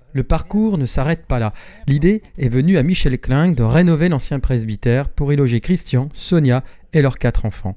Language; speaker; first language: French; native; French